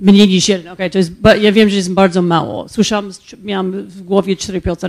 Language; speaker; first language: Polish; non-native, fluent; English